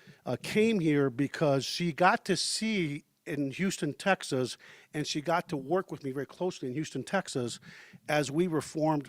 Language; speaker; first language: English; early bilingual, heritage; Spanish